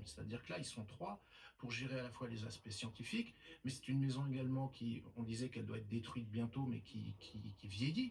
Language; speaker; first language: French; native; French